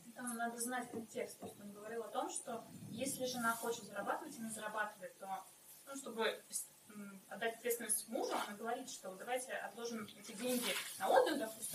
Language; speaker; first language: Russian; native; Russian